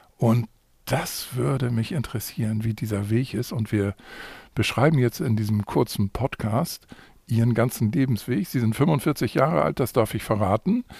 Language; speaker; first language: German; native; German